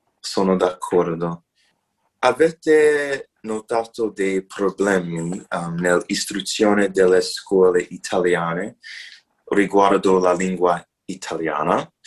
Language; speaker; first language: Italian; non-native, learner; English